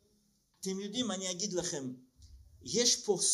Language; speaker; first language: Hebrew; non-native, fluent; Russian